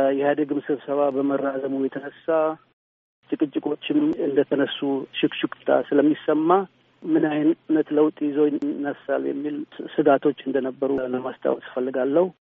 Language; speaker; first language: Amharic; non-native, local second language; Oromo